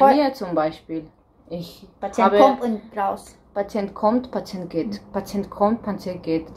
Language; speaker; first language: German; non-native, fluent; Romanian